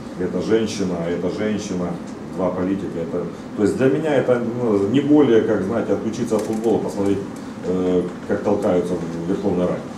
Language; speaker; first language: Russian; native; Russian